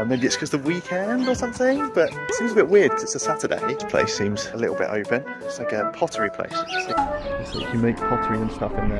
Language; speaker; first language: English; native; English